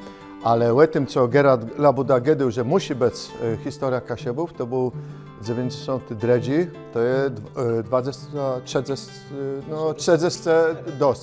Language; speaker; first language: Polish; non-native, local second language; Kashubian